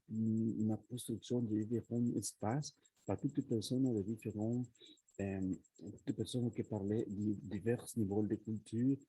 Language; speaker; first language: French; non-native, learner; Spanish